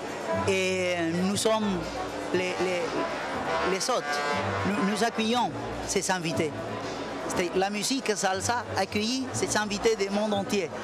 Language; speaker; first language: French; non-native, fluent; Spanish